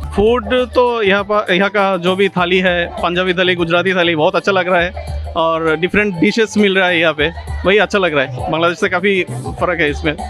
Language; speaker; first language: Hindi; non-native, fluent; Bangla